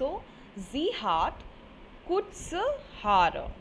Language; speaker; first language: German; non-native, fluent; Hindi